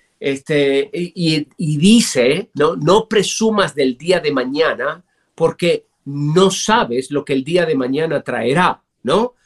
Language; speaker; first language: Spanish; native; Spanish